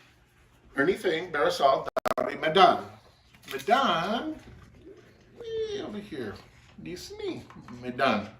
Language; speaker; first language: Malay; non-native, learner; English